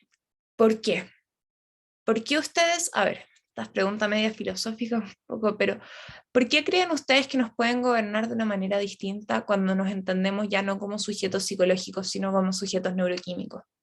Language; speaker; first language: Spanish; native; Spanish